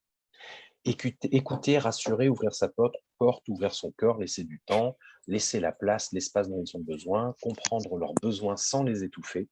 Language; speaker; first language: French; native; French